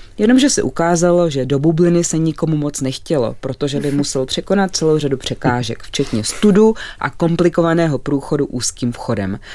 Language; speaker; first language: Czech; native; Czech